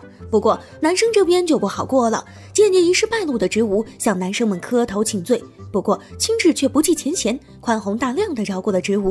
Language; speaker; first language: Chinese; native; Chinese